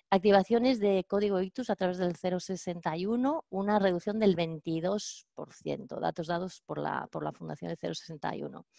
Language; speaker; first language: Spanish; native; Spanish